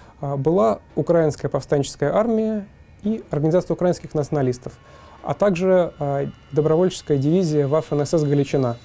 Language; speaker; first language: Russian; native; Russian